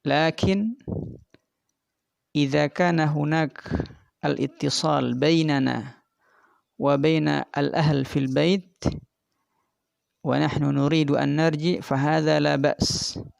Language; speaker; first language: Arabic; non-native, fluent; Indonesian